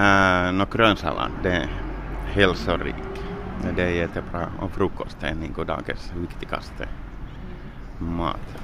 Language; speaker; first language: Swedish; non-native, learner; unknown